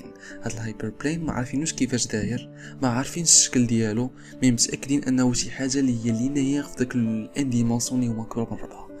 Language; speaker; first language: Arabic; native; Arabic